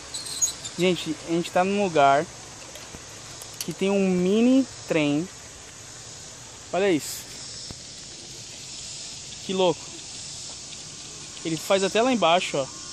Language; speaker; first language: Portuguese; native; Portuguese